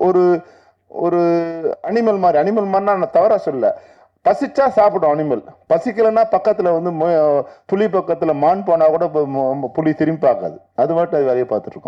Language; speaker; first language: Tamil; native; Tamil